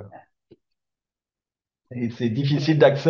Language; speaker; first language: French; native; French